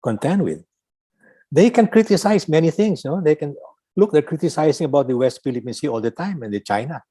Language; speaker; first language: English; non-native, local second language; Filipino